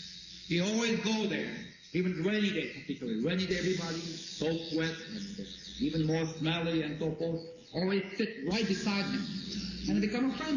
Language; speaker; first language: English; non-native, fluent; Korean